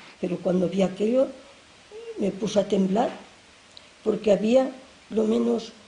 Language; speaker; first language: Spanish; native; Spanish